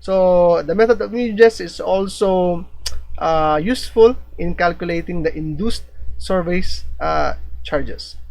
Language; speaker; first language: English; non-native, local second language; Filipino